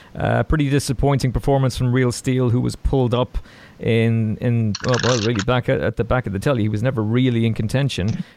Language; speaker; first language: English; native; English